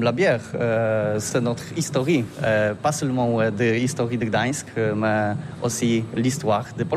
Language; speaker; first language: French; non-native, learner; Polish